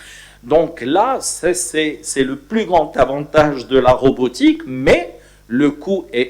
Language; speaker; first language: French; non-native, local second language; Arabic